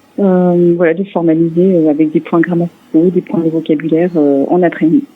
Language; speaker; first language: French; non-native, local second language; Swiss German